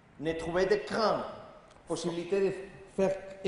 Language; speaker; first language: French; non-native, learner; Spanish